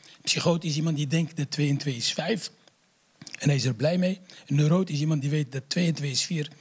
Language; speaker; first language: Dutch; non-native, fluent; Arabic